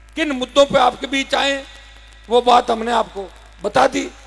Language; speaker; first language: Hindi; native; Hindi